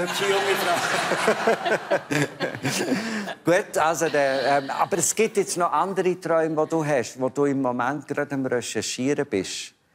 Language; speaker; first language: German; native; German